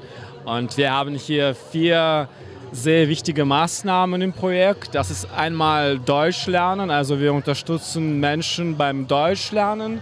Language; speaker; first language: German; non-native, fluent; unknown